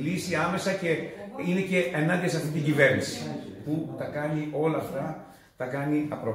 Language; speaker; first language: Greek; non-native, fluent; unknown